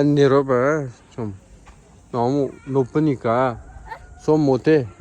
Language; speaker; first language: Korean; non-native, learner; Uzbek